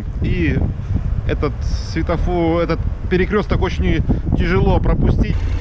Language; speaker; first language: Russian; native; Russian